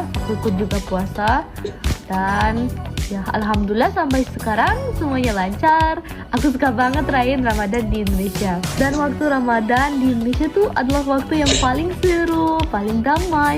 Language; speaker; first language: Indonesian; non-native, fluent; German